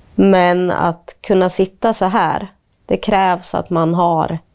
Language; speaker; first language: Swedish; native; Swedish